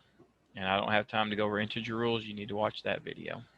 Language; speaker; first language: English; native; English